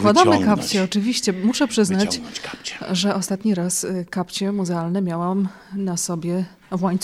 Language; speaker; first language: Polish; native; Polish